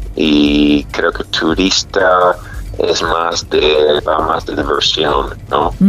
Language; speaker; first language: Spanish; non-native, fluent; English